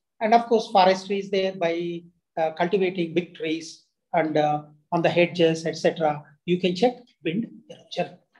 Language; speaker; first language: English; non-native, local second language; Telugu